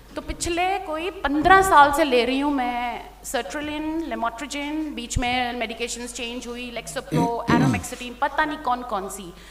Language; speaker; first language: Hindi; native; Hindi